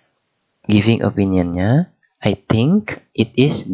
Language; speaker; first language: English; non-native, fluent; Indonesian